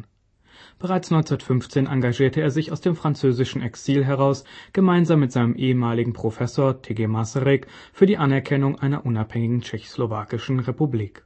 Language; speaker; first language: German; native; German